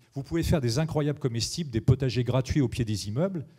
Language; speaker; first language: French; native; French